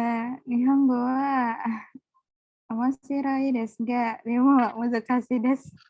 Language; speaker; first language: Japanese; non-native, learner; Indonesian